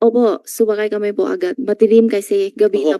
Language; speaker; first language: Filipino; non-native, learner; Chinese